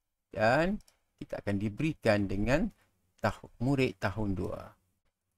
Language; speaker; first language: Malay; native; Malay